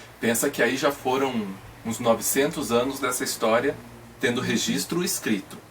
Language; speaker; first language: Portuguese; native; Portuguese